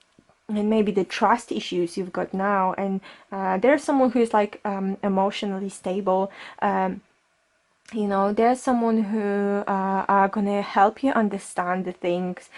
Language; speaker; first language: English; non-native, fluent; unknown